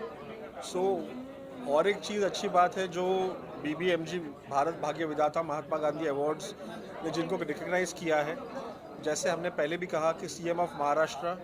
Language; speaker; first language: Hindi; native; Hindi